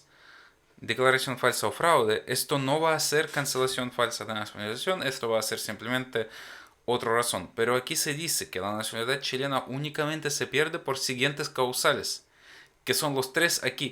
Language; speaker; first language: Spanish; non-native, fluent; Ukrainian